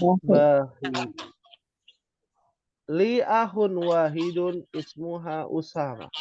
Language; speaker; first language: Arabic; non-native, fluent; Indonesian